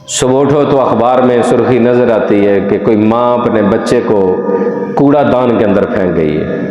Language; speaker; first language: Urdu; non-native, local second language; Punjabi